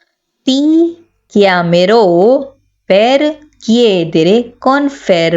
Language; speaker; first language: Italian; non-native, fluent; Urdu